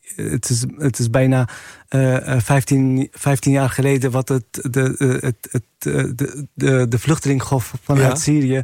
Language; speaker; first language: Dutch; non-native, fluent; Arabic